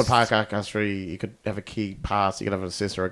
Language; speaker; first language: English; native; English